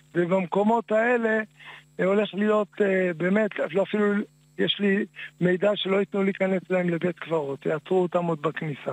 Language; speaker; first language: Hebrew; native; Hebrew